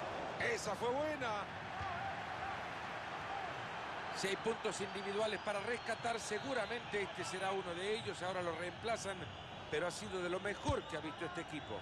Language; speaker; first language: Spanish; native; Spanish